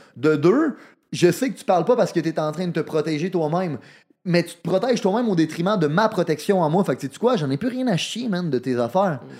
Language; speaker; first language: French; native; French